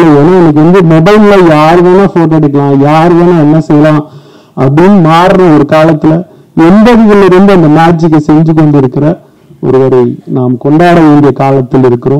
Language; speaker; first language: Tamil; native; Tamil